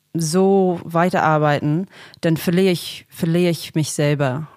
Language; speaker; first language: German; non-native, fluent; English